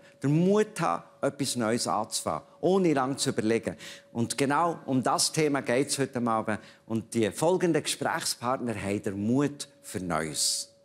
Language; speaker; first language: German; native; German